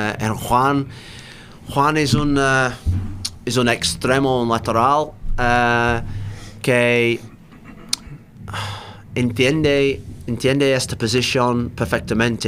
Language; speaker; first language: Spanish; non-native, learner; English